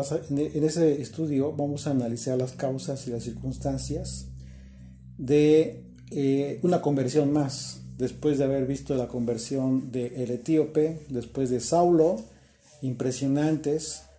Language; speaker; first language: Spanish; native; Spanish